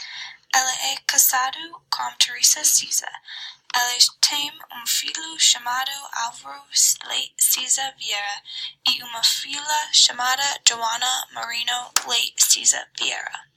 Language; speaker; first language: Portuguese; non-native, learner; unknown